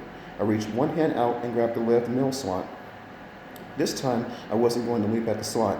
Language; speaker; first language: English; native; English